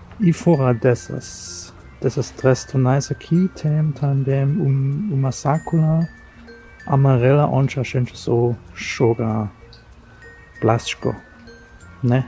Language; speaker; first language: Portuguese; non-native, fluent; German